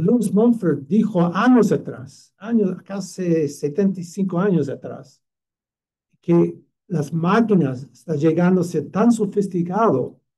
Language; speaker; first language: Spanish; non-native, fluent; English